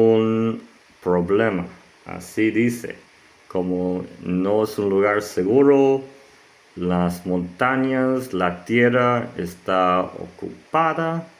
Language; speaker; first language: Spanish; non-native, learner; English